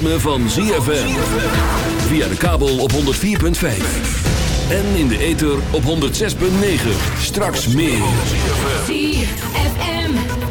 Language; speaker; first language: Dutch; native; Dutch